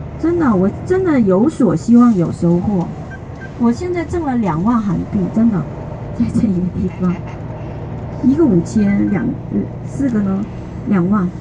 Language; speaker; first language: Chinese; early bilingual, heritage; Chinese